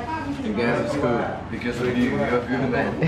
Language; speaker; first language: English; non-native, fluent; Turkish